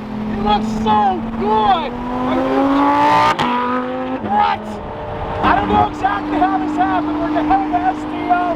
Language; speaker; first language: English; native; English